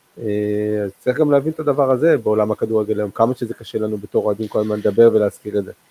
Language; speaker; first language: Hebrew; non-native, local second language; Arabic